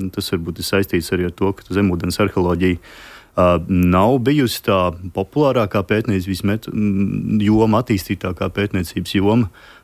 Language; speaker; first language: Latvian; native; Latvian